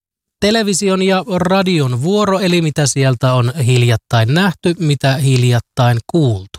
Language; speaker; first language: Finnish; native; Finnish